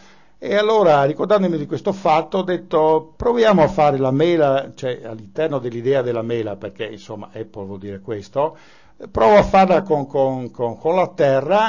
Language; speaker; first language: Italian; native; Italian